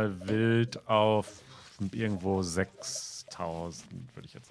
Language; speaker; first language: German; native; German